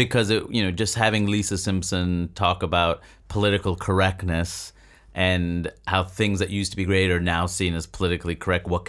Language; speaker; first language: English; native; English